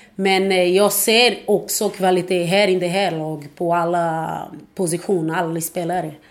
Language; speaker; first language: Swedish; non-native, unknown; Portuguese